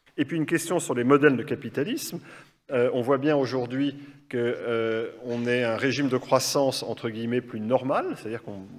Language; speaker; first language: French; native; French